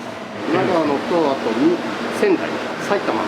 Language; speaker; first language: Japanese; native; Japanese